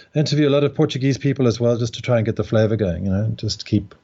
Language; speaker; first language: English; native; English